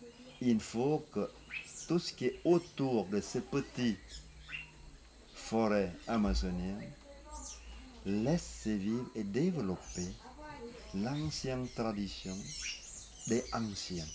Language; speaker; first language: French; non-native, fluent; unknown